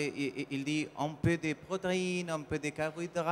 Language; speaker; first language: French; non-native, learner; Spanish